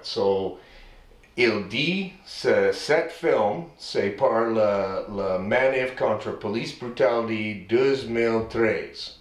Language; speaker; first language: French; non-native, learner; English